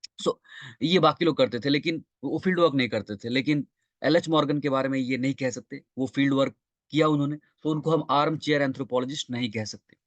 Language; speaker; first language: Hindi; non-native, local second language; Bangla